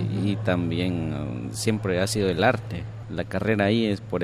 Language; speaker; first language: Spanish; non-native, local second language; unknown